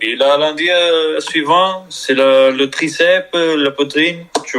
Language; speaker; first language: French; non-native, learner; Spanish